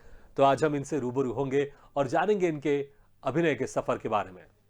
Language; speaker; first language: Hindi; native; Hindi